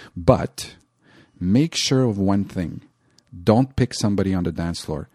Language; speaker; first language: English; non-native, local second language; French